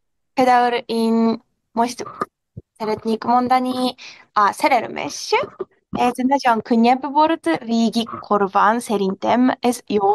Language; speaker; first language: Hungarian; non-native, learner; Japanese